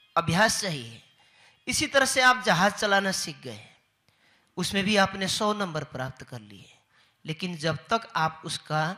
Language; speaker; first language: Hindi; native; Hindi